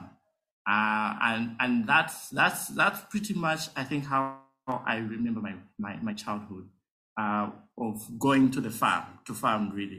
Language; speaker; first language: English; non-native, local second language; Nyanja